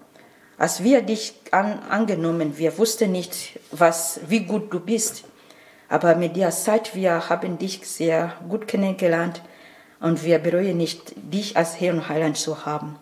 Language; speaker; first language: German; non-native, learner; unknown